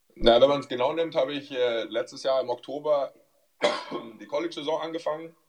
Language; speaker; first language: German; native; German